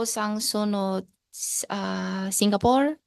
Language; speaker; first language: Filipino; non-native, learner; Chinese